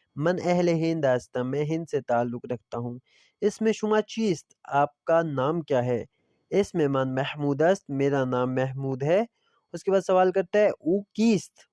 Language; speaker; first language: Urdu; non-native, local second language; Punjabi